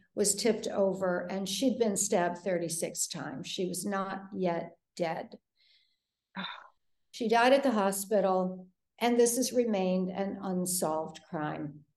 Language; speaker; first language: English; native; English